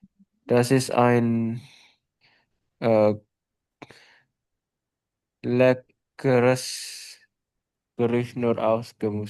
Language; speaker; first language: German; non-native, learner; Indonesian